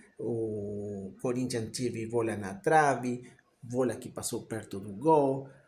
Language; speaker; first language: Portuguese; non-native, fluent; Spanish